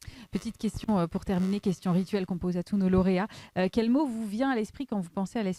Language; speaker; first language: French; native; French